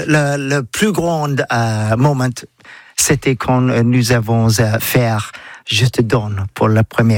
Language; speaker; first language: French; non-native, learner; English